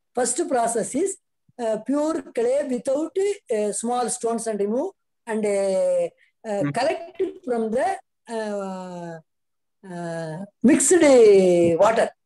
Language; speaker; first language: English; non-native, learner; Tamil